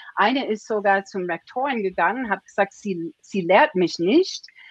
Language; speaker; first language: German; non-native, fluent; English